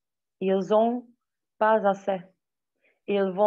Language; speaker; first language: French; non-native, learner; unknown